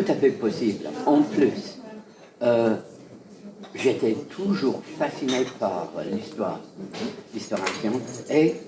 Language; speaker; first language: French; non-native, fluent; English